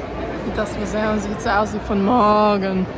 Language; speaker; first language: German; non-native, learner; Polish